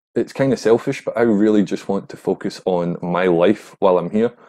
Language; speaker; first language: English; native; English